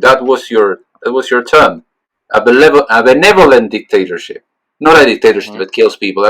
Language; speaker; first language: English; non-native, fluent; Spanish